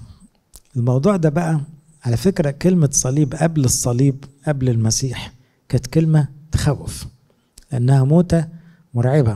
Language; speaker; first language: Arabic; native; Arabic